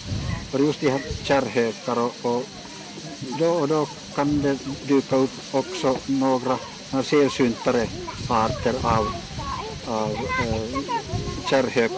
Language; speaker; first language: Swedish; non-native, local second language; Finnish